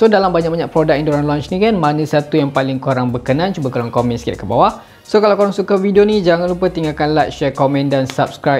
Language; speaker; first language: Malay; native; Malay